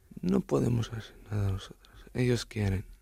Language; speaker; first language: Spanish; non-native, learner; Arabic